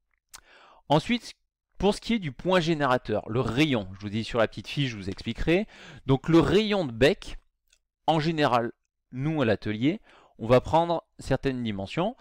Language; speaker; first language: French; native; French